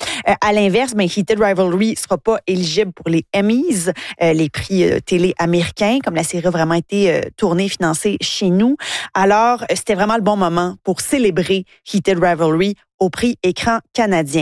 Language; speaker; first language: French; native; French